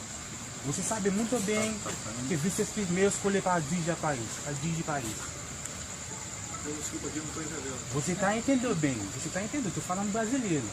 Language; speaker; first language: Portuguese; non-native, learner; Haitian Creole